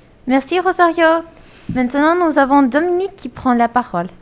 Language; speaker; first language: French; non-native, learner; Spanish